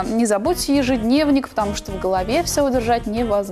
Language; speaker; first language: Russian; native; Russian